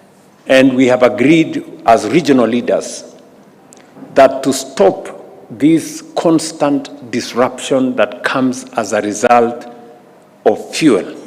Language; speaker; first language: English; non-native, local second language; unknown